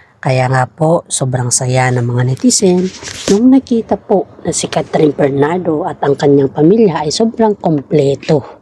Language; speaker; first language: Filipino; native; Filipino